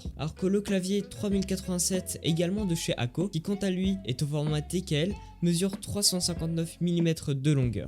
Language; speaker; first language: French; native; French